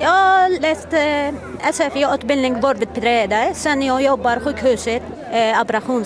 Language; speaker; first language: Swedish; non-native, learner; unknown